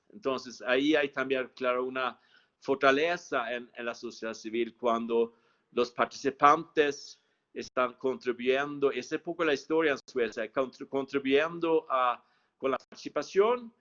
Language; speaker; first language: Spanish; non-native, fluent; Swedish